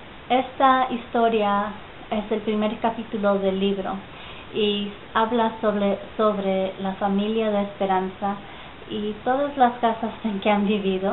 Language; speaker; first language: Spanish; early bilingual, heritage; Spanish